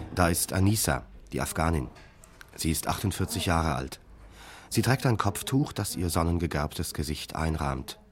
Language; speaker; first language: German; native; German